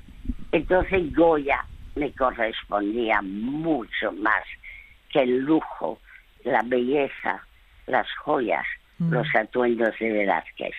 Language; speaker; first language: Spanish; early bilingual, other home language; French